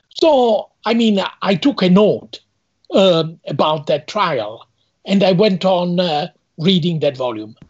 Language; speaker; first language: English; non-native, fluent; Italian